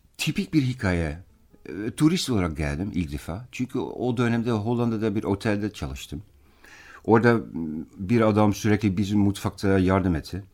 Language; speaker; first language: Turkish; non-native, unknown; Dutch